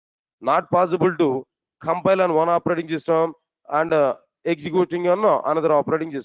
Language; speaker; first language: English; non-native, local second language; Telugu